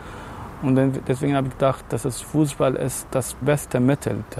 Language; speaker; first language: German; non-native, fluent; Arabic